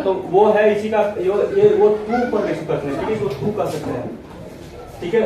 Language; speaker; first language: Hindi; native; Hindi